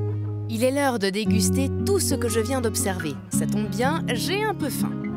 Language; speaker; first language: French; native; French